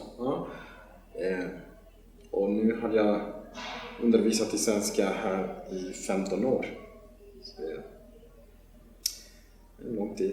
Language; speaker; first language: Swedish; non-native, fluent; Spanish